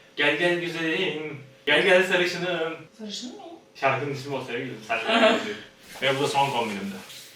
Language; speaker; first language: Turkish; native; Turkish